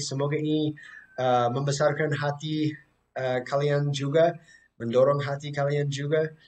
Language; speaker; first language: Indonesian; non-native, fluent; English